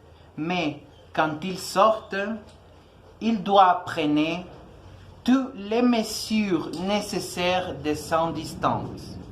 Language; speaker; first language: French; non-native, learner; Spanish